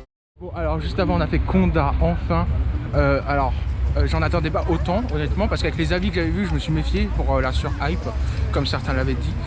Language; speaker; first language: French; native; French